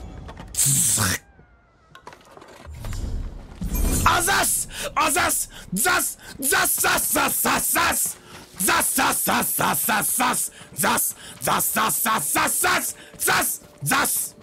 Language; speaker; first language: Japanese; native; Japanese